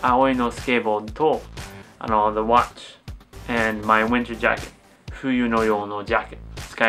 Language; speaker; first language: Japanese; non-native, learner; English